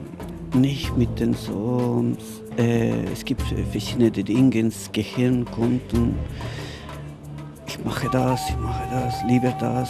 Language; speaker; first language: German; non-native, learner; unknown